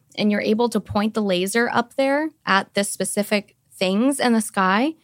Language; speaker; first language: English; native; English